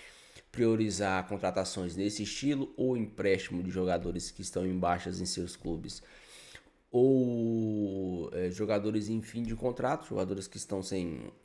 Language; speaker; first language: Portuguese; native; Portuguese